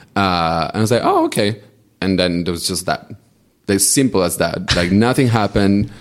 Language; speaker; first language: English; non-native, fluent; Italian